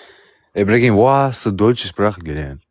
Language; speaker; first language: German; non-native, learner; Russian